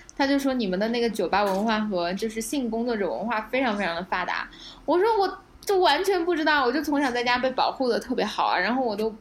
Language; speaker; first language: Chinese; native; Chinese